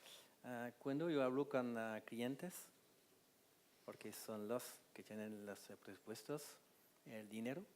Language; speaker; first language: Spanish; non-native, fluent; French